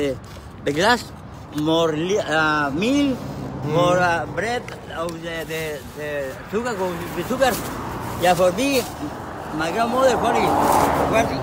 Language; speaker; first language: English; non-native, learner; Spanish